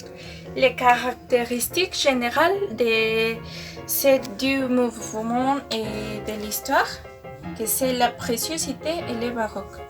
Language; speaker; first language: French; non-native, learner; Spanish